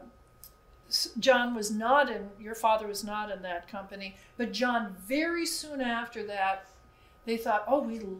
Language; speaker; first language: English; native; English